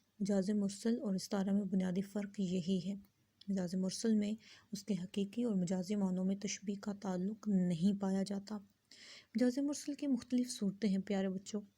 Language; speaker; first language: Urdu; native; Urdu